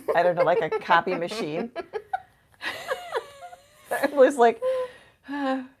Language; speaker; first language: English; native; English